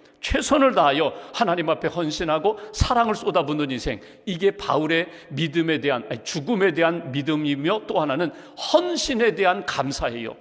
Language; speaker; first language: Korean; native; Korean